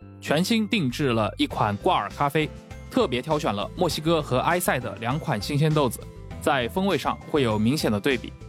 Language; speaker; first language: Chinese; native; Chinese